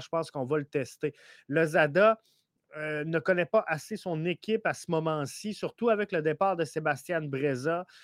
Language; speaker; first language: French; native; French